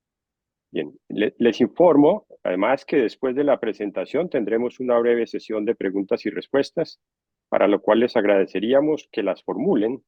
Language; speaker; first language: Spanish; native; Spanish